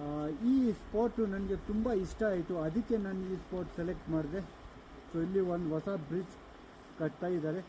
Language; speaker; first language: Kannada; non-native, fluent; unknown